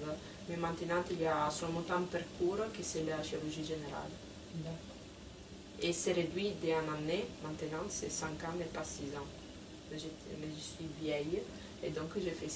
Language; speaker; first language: French; non-native, fluent; Italian